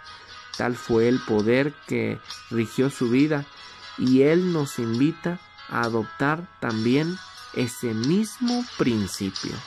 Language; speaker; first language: Spanish; native; Spanish